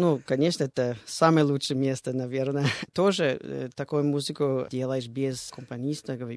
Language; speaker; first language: Russian; non-native, fluent; English